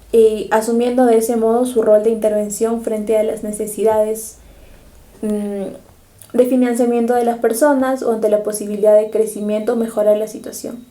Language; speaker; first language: Spanish; native; Spanish